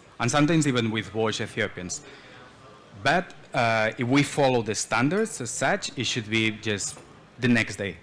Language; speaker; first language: English; non-native, fluent; Spanish